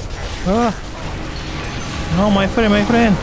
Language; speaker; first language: English; non-native, learner; Malay